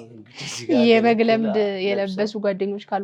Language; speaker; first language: Amharic; native; Amharic